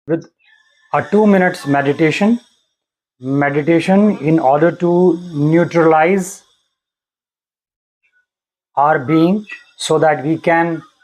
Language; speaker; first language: English; non-native, local second language; Hindi